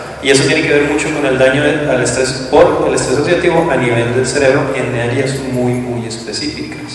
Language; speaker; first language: Spanish; native; Spanish